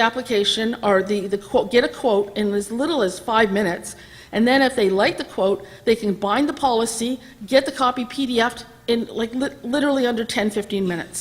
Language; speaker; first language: English; native; English